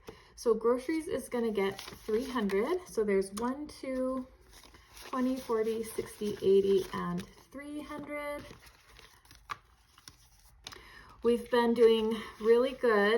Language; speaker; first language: English; native; English